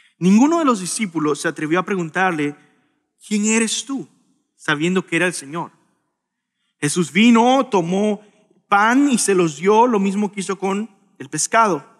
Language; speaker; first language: Spanish; native; Spanish